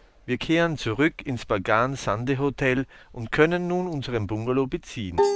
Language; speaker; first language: German; native; German